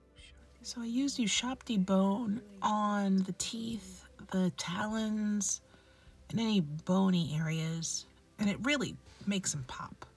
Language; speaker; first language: English; native; English